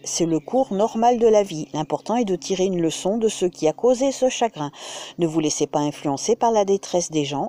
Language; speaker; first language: French; native; French